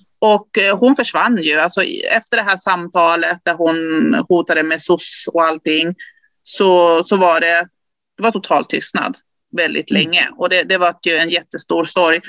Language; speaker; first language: Swedish; early bilingual, other home language; Spanish